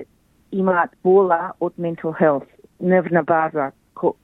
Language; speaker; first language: Macedonian; early bilingual, heritage; Macedonian